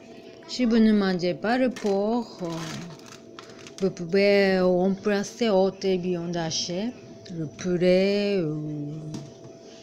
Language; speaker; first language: French; non-native, learner; Japanese